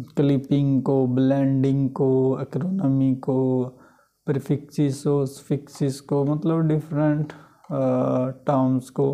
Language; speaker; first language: Urdu; native; Urdu